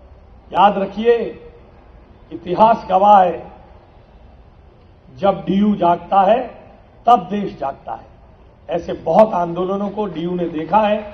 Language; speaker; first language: Hindi; native; Hindi